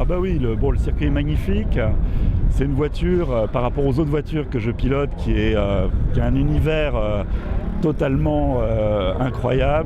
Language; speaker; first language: French; native; French